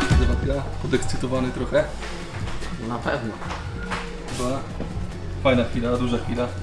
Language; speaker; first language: Polish; native; Polish